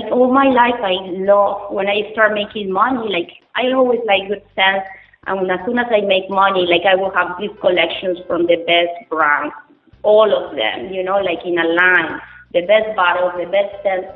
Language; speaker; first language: English; non-native, fluent; Spanish